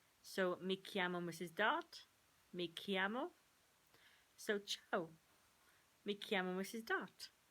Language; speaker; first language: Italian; non-native, learner; English